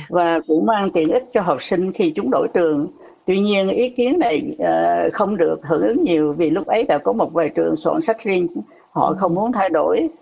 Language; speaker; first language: Vietnamese; native; Vietnamese